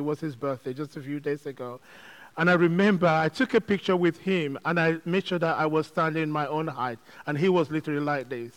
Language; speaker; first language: English; non-native, local second language; Yoruba